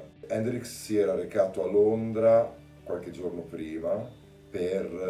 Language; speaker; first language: Italian; native; Italian